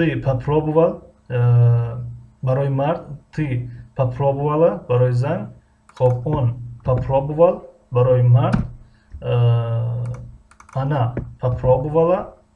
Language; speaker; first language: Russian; non-native, local second language; Tajik